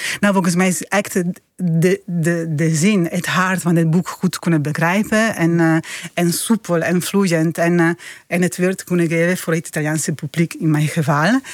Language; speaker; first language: Dutch; non-native, fluent; Italian